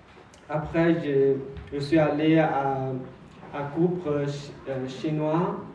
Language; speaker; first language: French; non-native, learner; Chinese